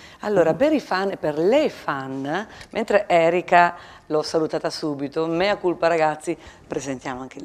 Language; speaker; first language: Italian; native; Italian